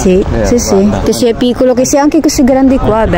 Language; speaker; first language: Italian; non-native, learner; Filipino